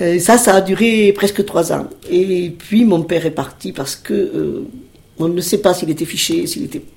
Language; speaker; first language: French; early bilingual, other home language; Spanish